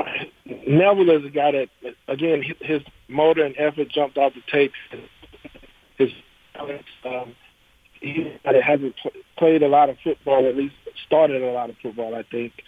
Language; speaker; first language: English; native; English